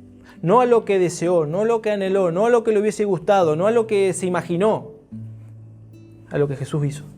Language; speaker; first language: Spanish; native; Spanish